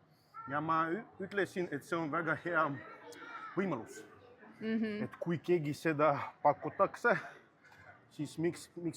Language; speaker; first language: Estonian; non-native, local second language; Russian